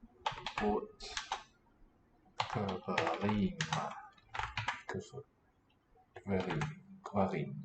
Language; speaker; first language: Hebrew; non-native, learner; English